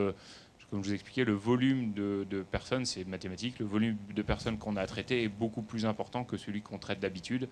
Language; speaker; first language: French; native; French